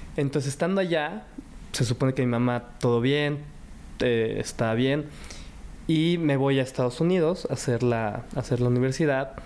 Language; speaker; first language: Spanish; early bilingual, other home language; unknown